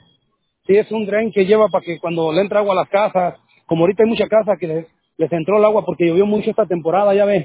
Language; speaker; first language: Spanish; native; Spanish